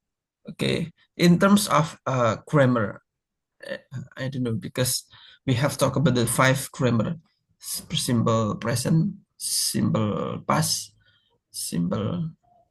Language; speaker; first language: English; non-native, fluent; Indonesian